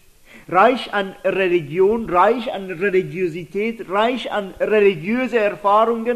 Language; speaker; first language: German; non-native, fluent; Persian